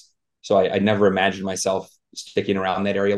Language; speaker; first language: English; native; English